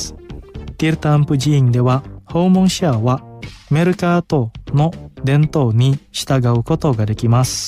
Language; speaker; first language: Japanese; non-native, fluent; Indonesian